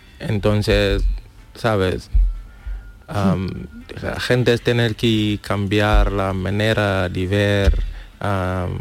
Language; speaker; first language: Spanish; non-native, learner; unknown